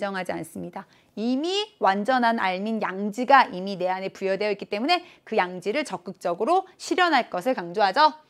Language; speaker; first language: Korean; native; Korean